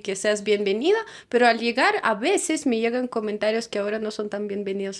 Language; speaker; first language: Spanish; non-native, fluent; Russian